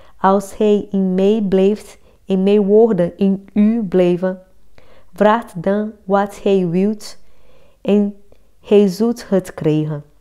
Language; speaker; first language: Dutch; non-native, fluent; Portuguese